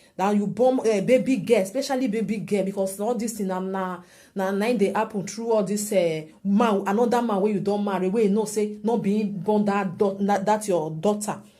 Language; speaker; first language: Nigerian Pidgin; native; Nigerian Pidgin